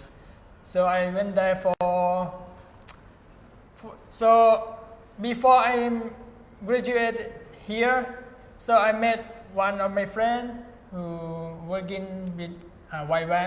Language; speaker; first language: English; non-native, fluent; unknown